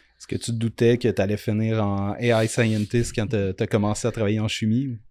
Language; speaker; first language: French; native; French